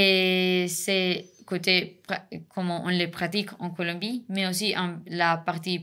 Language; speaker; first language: French; non-native, fluent; Spanish